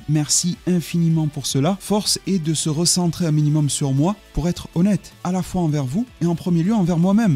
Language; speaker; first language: French; native; French